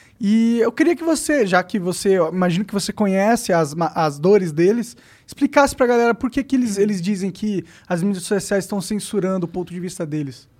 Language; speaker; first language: Portuguese; native; Portuguese